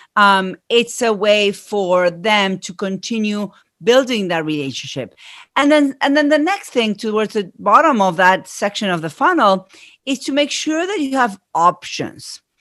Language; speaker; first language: English; non-native, fluent; Spanish